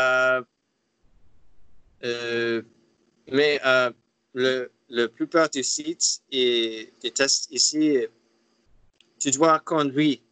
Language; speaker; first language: French; non-native, learner; English